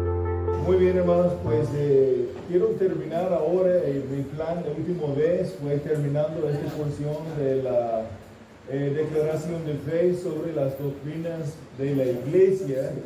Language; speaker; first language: Spanish; non-native, fluent; English